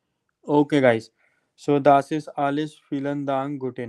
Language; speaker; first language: German; non-native, fluent; Hindi